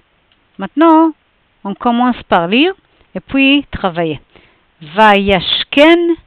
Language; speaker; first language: French; non-native, fluent; Hebrew